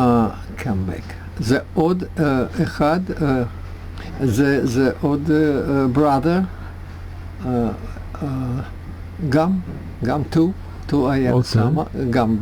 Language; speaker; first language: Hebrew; non-native, learner; Russian